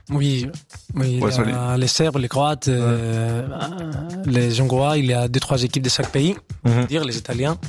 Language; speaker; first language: French; non-native, fluent; Greek